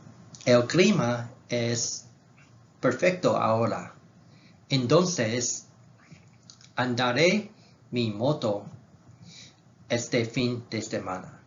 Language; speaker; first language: Spanish; non-native, learner; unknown